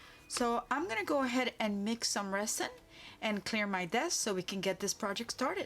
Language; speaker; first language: English; native; English